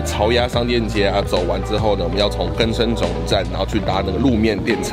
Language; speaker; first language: Chinese; native; Chinese